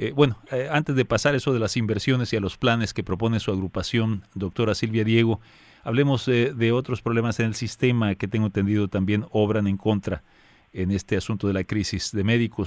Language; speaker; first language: Spanish; native; Spanish